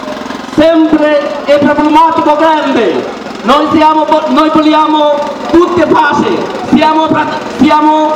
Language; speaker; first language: Italian; non-native, learner; Bangla